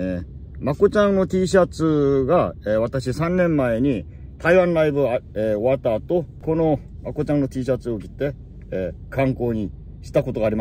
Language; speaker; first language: Japanese; non-native, fluent; Korean